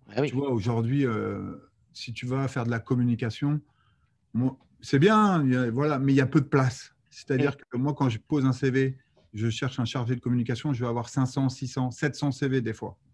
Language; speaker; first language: French; native; French